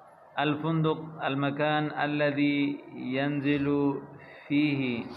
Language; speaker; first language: Arabic; non-native, fluent; Urdu